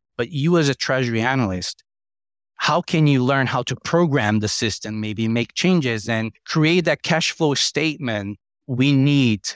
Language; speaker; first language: English; non-native, fluent; Portuguese